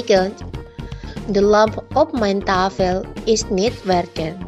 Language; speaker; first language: Dutch; non-native, fluent; Indonesian